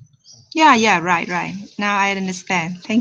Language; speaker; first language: English; non-native, fluent; Vietnamese